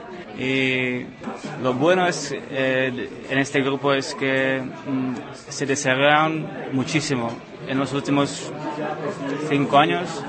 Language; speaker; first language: Spanish; non-native, fluent; Czech